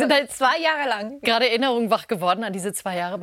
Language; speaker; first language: German; native; German